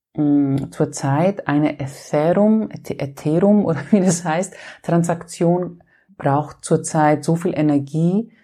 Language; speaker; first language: German; non-native, fluent; Greek